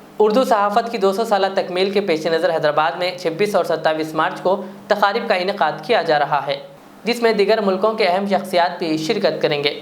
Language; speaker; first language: Urdu; native; Urdu